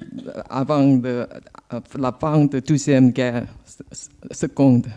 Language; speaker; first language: French; non-native, learner; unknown